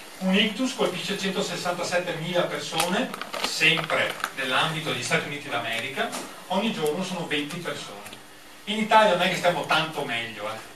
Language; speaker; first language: Italian; native; Italian